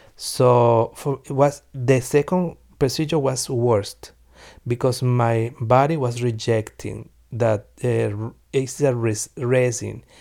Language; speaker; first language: English; non-native, learner; Spanish